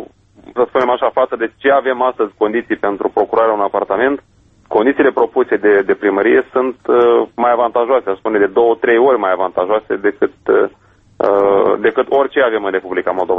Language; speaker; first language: Romanian; native; Romanian